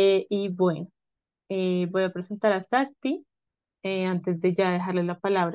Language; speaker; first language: Spanish; native; Spanish